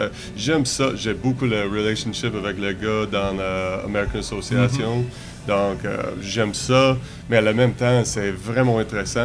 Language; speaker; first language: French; non-native, learner; English